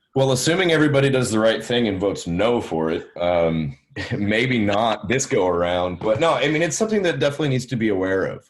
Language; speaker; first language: English; native; English